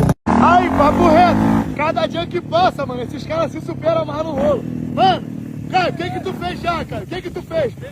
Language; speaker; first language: Portuguese; native; Portuguese